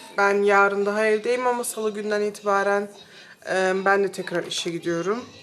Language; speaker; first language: Turkish; early bilingual, heritage; Turkish